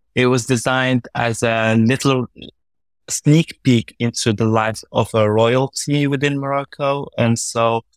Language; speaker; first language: English; non-native, fluent; Arabic